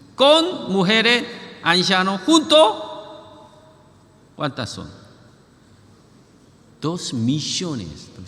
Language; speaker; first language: Spanish; non-native, learner; Korean